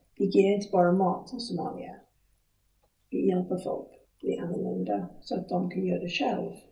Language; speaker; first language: Swedish; non-native, fluent; English